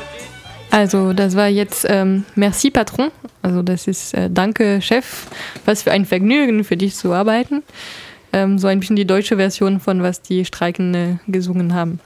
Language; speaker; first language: German; non-native, fluent; French